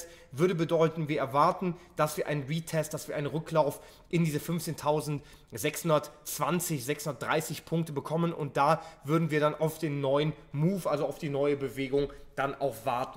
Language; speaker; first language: German; native; German